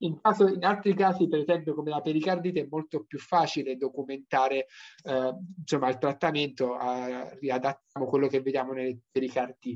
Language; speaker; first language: Italian; native; Italian